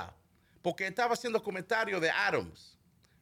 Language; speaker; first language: Spanish; early bilingual, heritage; Spanish